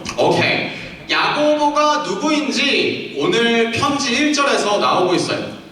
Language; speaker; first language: Korean; native; Korean